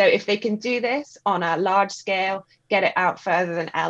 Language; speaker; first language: English; native; English